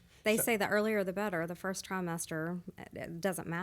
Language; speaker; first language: English; native; English